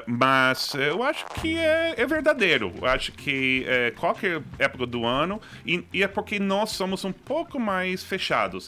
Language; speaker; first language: Portuguese; non-native, fluent; English